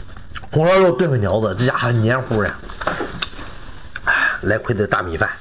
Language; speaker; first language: Chinese; native; Chinese